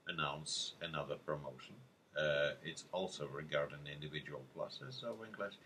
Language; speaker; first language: English; non-native, fluent; Russian